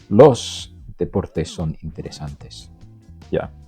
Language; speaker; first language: Spanish; non-native, learner; English